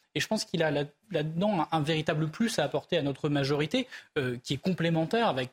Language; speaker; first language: French; native; French